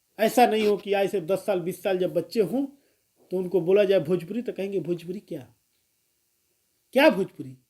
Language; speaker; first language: Hindi; non-native, local second language; Bhojpuri